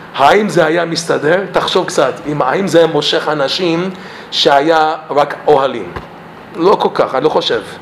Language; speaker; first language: Hebrew; non-native, fluent; English